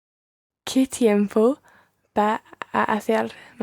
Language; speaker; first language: Spanish; non-native, learner; English